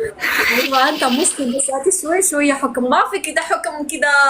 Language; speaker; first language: Arabic; non-native, learner; Pashto